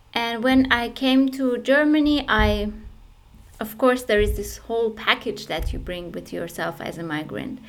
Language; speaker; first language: English; non-native, fluent; Persian